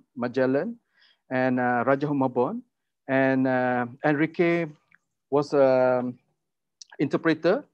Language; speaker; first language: English; non-native, local second language; Malay